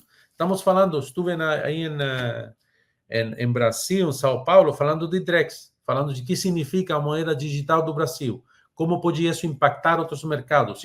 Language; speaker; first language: Portuguese; non-native, fluent; Spanish